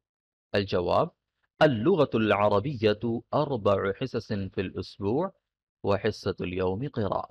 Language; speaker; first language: Arabic; non-native, fluent; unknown